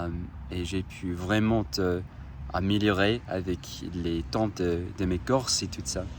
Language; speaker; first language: French; non-native, fluent; English